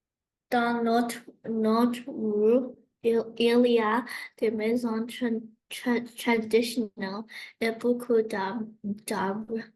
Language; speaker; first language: French; non-native, learner; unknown